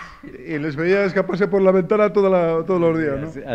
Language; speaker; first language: Spanish; native; Spanish